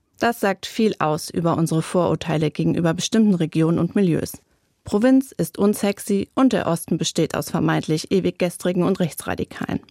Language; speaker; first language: German; native; German